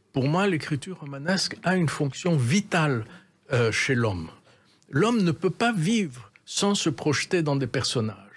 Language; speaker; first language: French; native; French